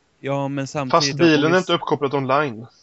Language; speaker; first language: Swedish; native; Swedish